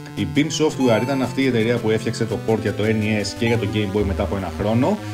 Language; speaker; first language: Greek; early bilingual, other home language; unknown